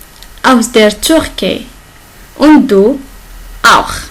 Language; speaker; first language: German; non-native, learner; Arabic